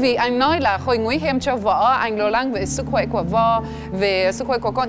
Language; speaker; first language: Vietnamese; non-native, fluent; French